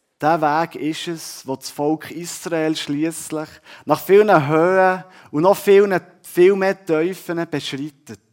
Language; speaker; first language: German; native; German